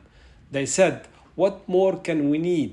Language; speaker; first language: English; non-native, fluent; Arabic